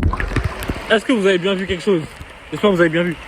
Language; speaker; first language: French; native; French